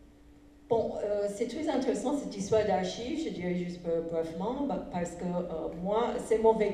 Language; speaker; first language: French; non-native, fluent; English